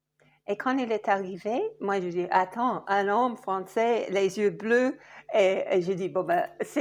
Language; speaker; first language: French; non-native, fluent; English